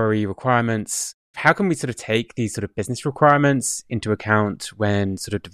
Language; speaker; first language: English; native; English